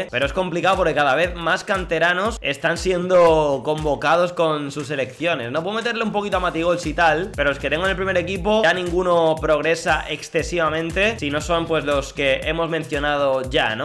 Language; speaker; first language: Spanish; native; Spanish